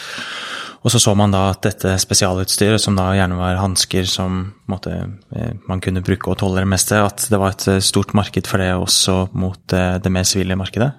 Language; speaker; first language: Norwegian; native; Norwegian